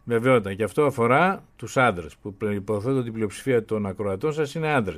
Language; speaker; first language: Greek; native; Greek